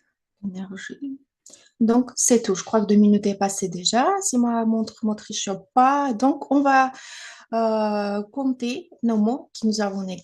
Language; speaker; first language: French; non-native, fluent; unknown